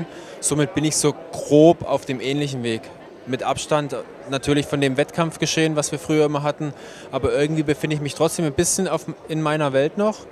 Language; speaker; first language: German; native; German